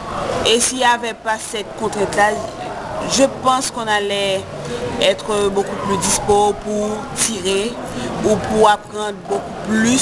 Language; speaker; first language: French; non-native, local second language; Haitian Creole